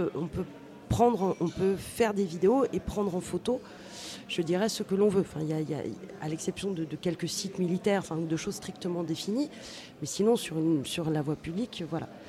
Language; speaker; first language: French; native; French